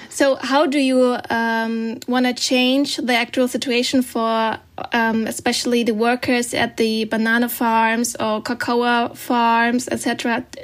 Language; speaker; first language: English; non-native, fluent; German